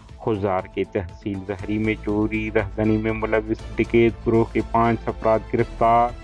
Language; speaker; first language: Urdu; non-native, local second language; Baluchi